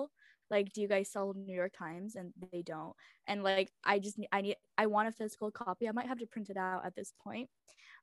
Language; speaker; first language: English; early bilingual, other home language; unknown